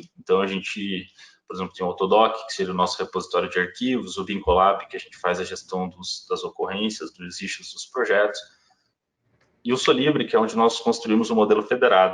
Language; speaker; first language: Portuguese; native; Portuguese